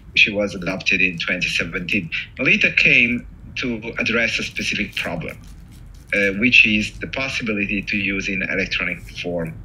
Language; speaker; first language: English; non-native, fluent; Italian